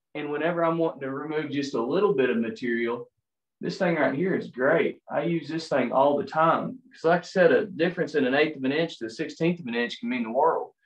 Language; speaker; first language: English; native; English